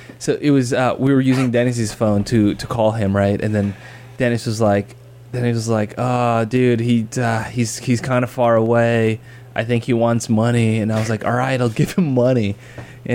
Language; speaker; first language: English; native; English